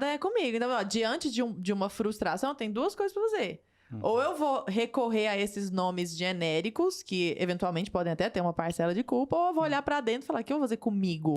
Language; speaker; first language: Portuguese; native; Portuguese